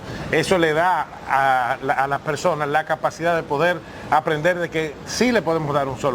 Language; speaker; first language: Spanish; native; Spanish